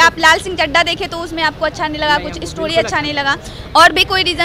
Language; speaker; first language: Hindi; native; Hindi